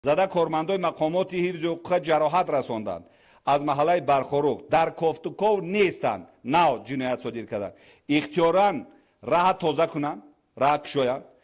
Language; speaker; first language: Tajik; native; Tajik